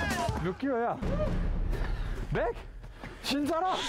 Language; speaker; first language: Korean; non-native, learner; French